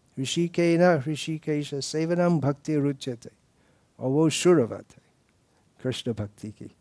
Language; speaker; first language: Hindi; non-native, fluent; English